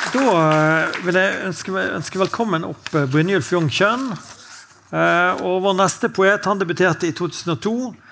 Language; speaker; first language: Norwegian; native; Norwegian